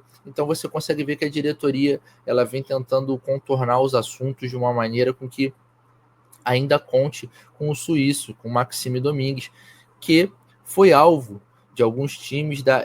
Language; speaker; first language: Portuguese; native; Portuguese